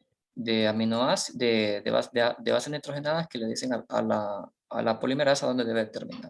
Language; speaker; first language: Spanish; native; Spanish